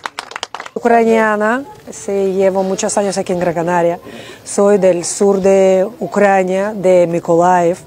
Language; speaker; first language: Spanish; non-native, fluent; Ukrainian